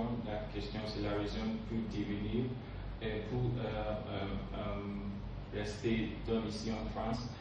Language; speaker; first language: French; non-native, learner; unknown